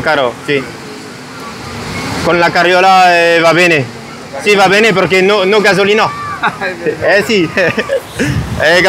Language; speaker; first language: Italian; non-native, learner; French